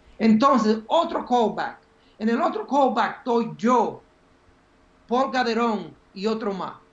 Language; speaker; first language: Spanish; native; Spanish